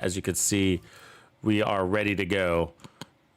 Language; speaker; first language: English; native; English